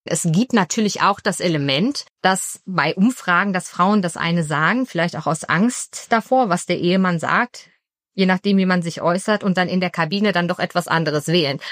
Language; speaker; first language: German; early bilingual, other home language; Romanian